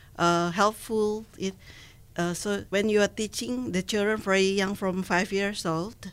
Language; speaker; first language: English; non-native, learner; Indonesian